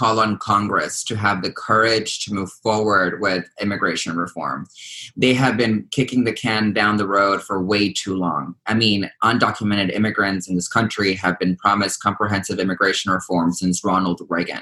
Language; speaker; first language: English; native; English